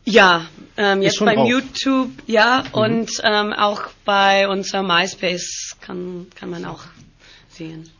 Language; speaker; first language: German; non-native, learner; English